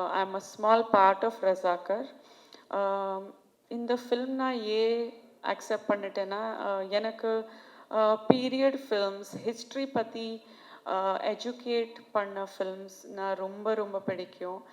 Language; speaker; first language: Tamil; non-native, fluent; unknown